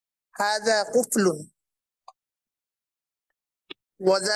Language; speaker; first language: Arabic; non-native, learner; Bangla